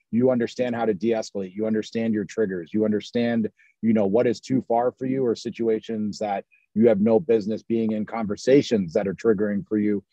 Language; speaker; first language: English; native; English